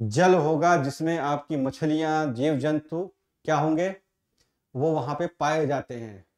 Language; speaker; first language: Hindi; native; Hindi